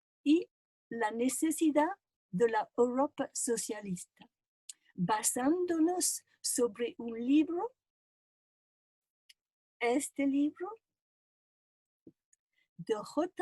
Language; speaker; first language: Spanish; non-native, fluent; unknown